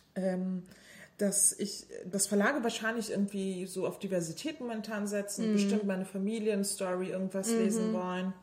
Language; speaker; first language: German; early bilingual, other home language; Turkish